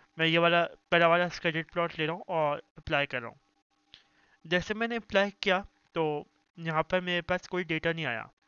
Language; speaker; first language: Hindi; native; Hindi